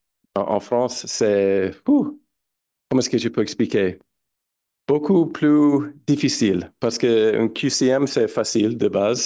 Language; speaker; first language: French; non-native, fluent; English